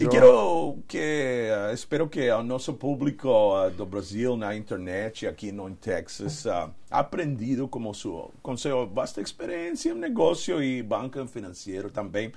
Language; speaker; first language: Portuguese; non-native, learner; Spanish